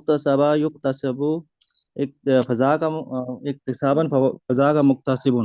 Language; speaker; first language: Arabic; non-native, learner; Urdu